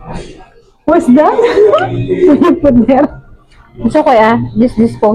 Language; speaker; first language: English; non-native, local second language; Filipino